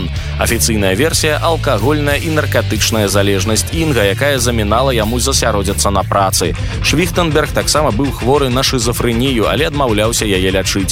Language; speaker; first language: Belarusian; native; Belarusian